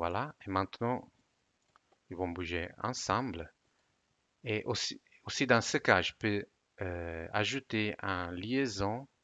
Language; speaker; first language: French; non-native, fluent; Italian